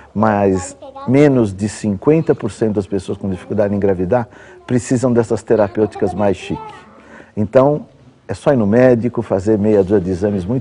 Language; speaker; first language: Portuguese; native; Portuguese